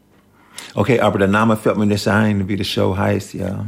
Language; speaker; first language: German; non-native, learner; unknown